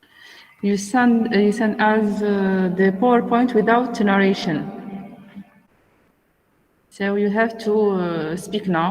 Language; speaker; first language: English; non-native, learner; Arabic